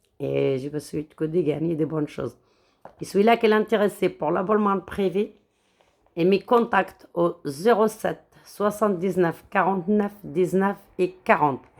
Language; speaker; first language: French; non-native, local second language; Arabic